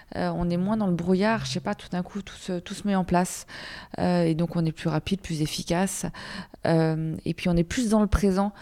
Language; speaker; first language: French; native; French